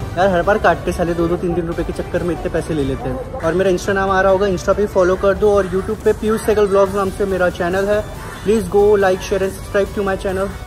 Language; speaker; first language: Hindi; native; Hindi